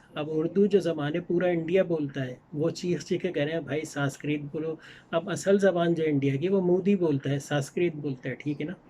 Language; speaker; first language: Urdu; native; Urdu